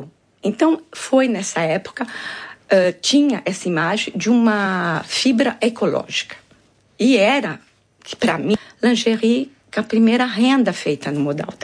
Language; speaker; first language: Portuguese; non-native, fluent; French